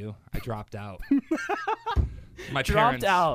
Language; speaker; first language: English; native; English